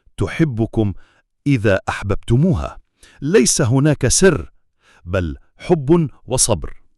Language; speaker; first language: Arabic; non-native, fluent; Turkish